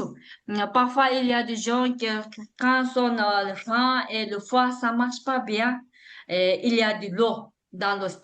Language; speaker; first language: French; non-native, learner; Tibetan